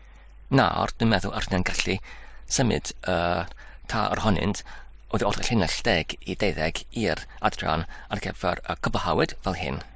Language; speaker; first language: Welsh; non-native, learner; English